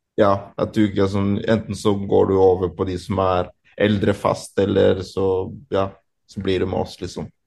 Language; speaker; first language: Norwegian; early bilingual, other home language; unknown